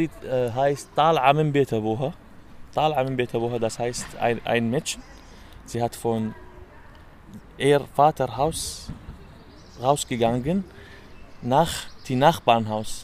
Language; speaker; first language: German; non-native, learner; Arabic